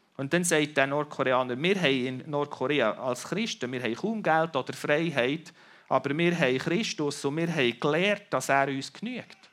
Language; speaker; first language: German; native; German